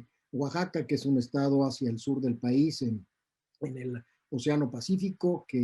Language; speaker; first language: Spanish; native; Spanish